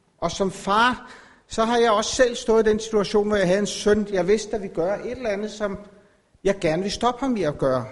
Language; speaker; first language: Danish; native; Danish